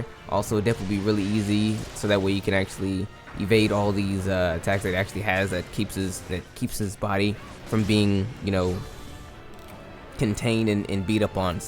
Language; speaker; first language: English; native; English